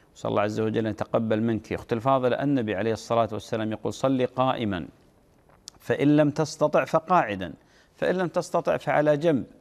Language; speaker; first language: Arabic; native; Arabic